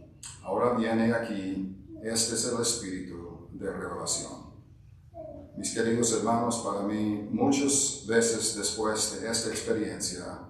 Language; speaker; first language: Spanish; non-native, fluent; English